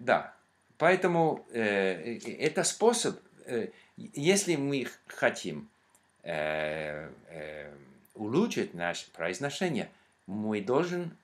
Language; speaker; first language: Russian; non-native, learner; English